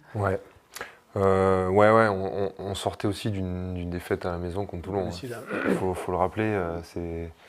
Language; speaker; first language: French; native; French